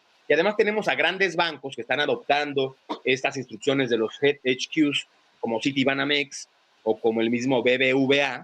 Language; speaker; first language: Spanish; native; Spanish